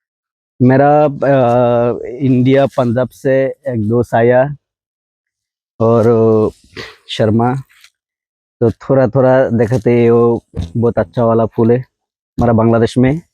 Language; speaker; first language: Hindi; non-native, learner; Bangla